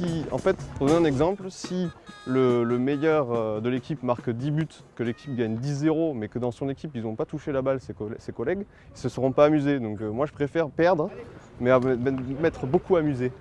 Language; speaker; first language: French; native; French